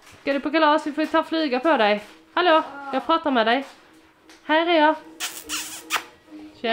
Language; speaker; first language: Swedish; native; Swedish